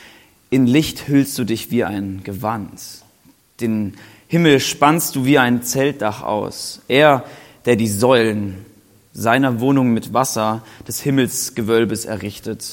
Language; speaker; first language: German; native; German